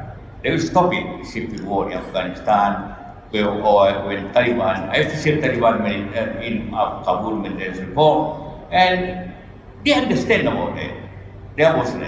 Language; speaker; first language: English; non-native, learner; Indonesian